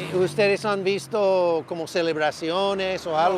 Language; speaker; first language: Spanish; non-native, learner; English